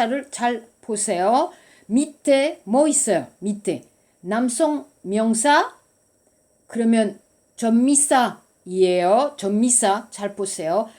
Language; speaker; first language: Korean; non-native, learner; French